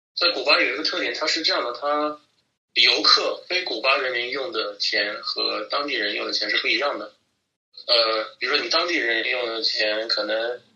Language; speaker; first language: Chinese; native; Chinese